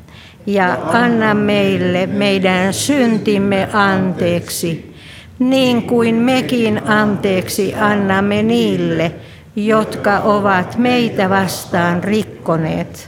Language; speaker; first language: Finnish; native; Finnish